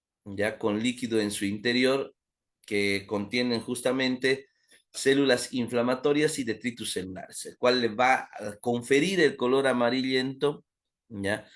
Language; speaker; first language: Spanish; native; Spanish